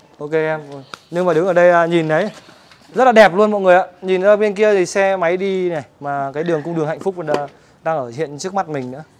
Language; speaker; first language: Vietnamese; native; Vietnamese